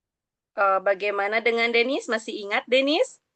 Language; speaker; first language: Indonesian; native; Indonesian